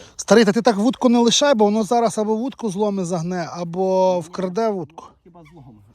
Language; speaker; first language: Ukrainian; native; Ukrainian